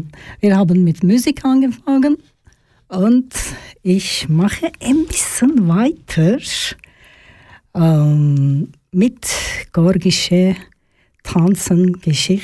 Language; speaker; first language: German; non-native, learner; Georgian